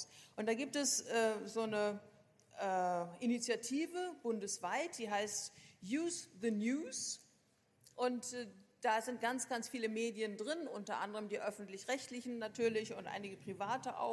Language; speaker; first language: German; native; German